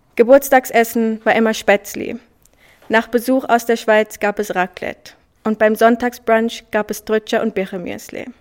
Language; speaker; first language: German; early bilingual, other home language; Swiss German